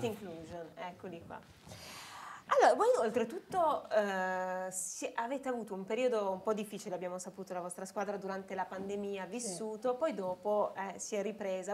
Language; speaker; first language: Italian; native; Italian